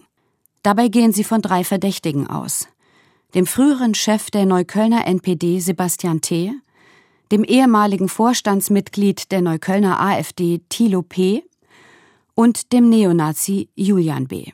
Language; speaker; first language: German; native; German